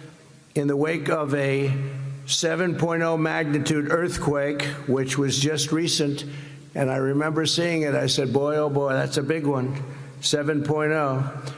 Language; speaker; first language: English; native; English